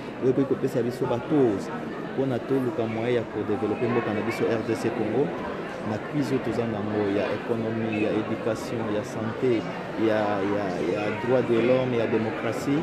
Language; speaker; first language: French; non-native, local second language; Lingala